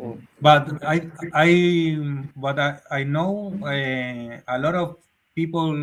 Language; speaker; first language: English; non-native, learner; Spanish